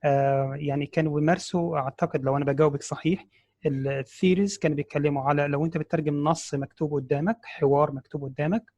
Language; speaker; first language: Arabic; native; Arabic